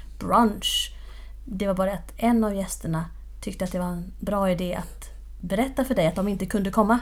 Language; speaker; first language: Swedish; native; Swedish